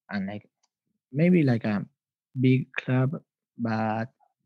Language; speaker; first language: English; non-native, learner; Spanish